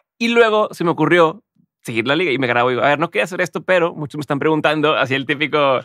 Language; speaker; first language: Spanish; native; Spanish